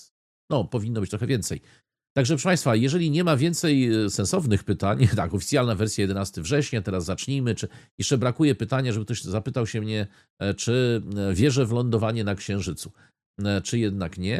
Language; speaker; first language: Polish; native; Polish